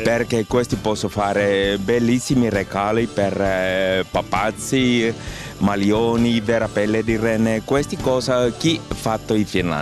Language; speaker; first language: Italian; non-native, learner; Finnish